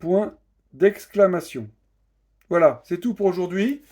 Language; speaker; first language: French; native; French